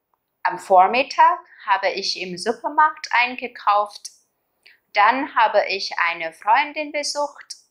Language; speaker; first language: German; non-native, fluent; Vietnamese